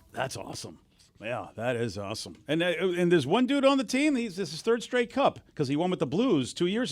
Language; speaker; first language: English; native; English